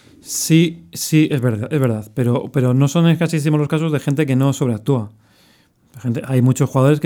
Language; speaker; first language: Spanish; native; Spanish